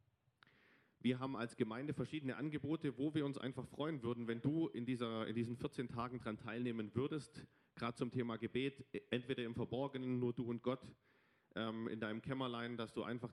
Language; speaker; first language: German; native; German